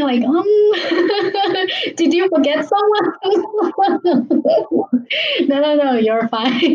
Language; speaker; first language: English; non-native, fluent; Chinese